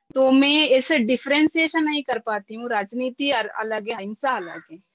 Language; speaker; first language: Hindi; non-native, local second language; Kannada